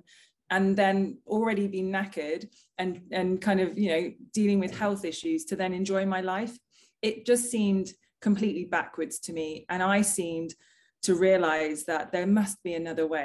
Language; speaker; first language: English; native; English